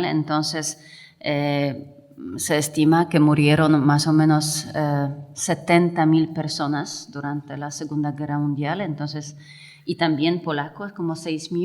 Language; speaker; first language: Spanish; non-native, fluent; Polish